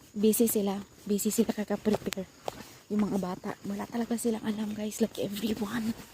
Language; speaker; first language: Filipino; native; Filipino